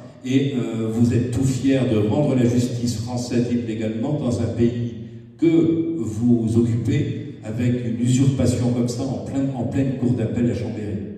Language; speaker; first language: French; native; French